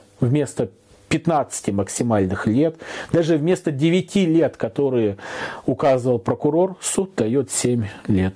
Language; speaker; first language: Russian; native; Russian